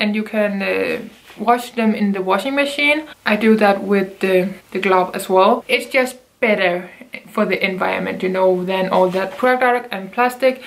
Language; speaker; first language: English; non-native, fluent; Danish